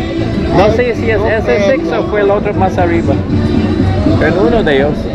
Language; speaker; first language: Spanish; non-native, learner; English